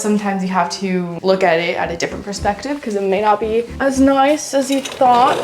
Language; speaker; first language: English; native; English